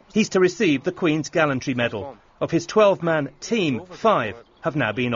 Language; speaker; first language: English; native; English